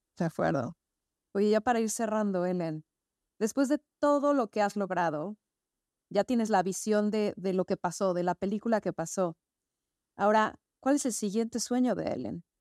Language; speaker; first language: Spanish; native; Spanish